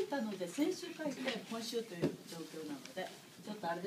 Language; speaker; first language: Japanese; native; Japanese